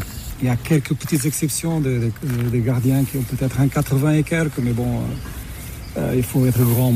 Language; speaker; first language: French; non-native, fluent; Portuguese